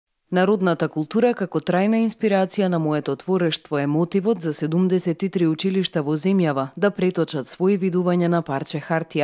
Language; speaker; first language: Macedonian; native; Macedonian